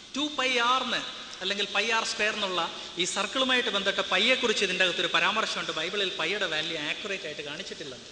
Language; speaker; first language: Malayalam; non-native, learner; Hindi